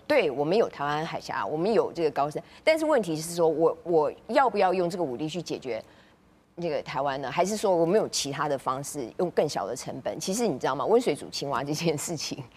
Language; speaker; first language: Chinese; native; Chinese